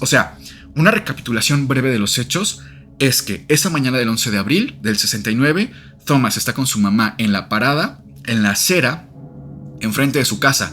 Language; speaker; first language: Spanish; native; Spanish